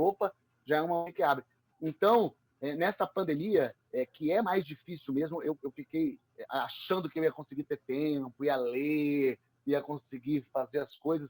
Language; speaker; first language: Portuguese; native; Portuguese